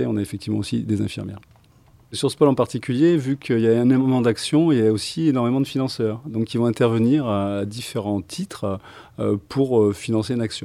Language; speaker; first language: French; native; French